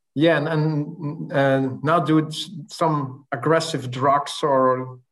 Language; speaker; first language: English; non-native, fluent; Dutch